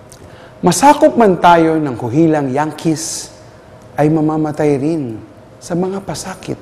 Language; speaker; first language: Filipino; native; Filipino